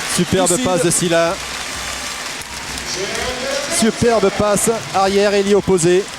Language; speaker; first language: French; native; French